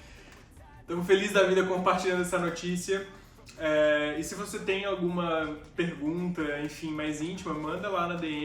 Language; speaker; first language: Portuguese; native; Portuguese